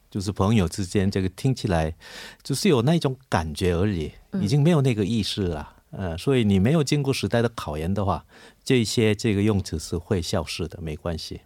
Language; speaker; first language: Chinese; non-native, fluent; Korean